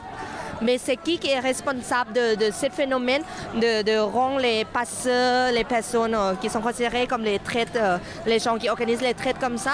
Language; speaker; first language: French; non-native, fluent; Thai